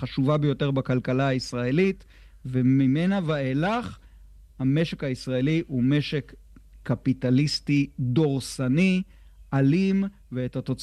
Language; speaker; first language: Hebrew; native; Hebrew